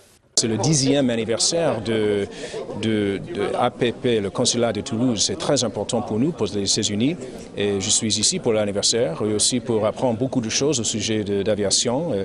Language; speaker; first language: French; non-native, learner; English